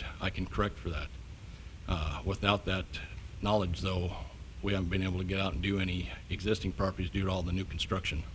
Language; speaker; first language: English; native; English